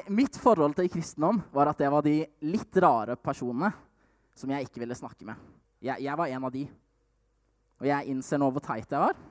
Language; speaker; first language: Norwegian; native; Norwegian